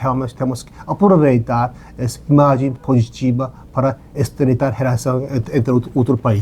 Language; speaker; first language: Portuguese; non-native, learner; Japanese